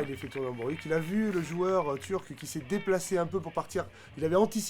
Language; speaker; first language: French; native; French